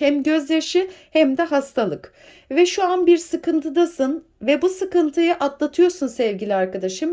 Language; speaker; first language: Turkish; native; Turkish